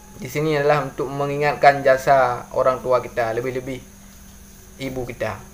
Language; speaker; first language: Malay; non-native, local second language; Achinese